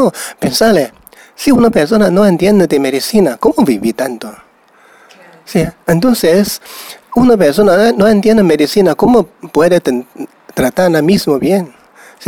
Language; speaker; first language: Spanish; non-native, learner; Chinese